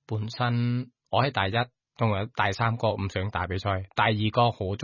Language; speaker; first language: Cantonese; non-native, fluent; Thai